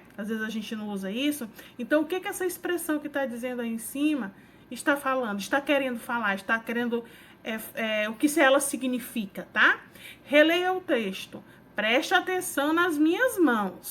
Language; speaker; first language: Portuguese; native; Portuguese